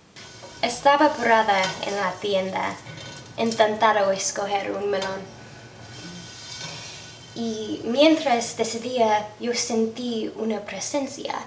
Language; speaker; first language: Spanish; non-native, learner; English